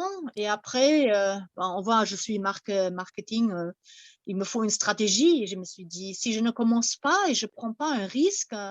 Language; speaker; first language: French; non-native, fluent; German